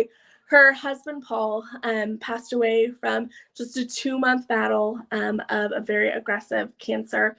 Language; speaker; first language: English; native; English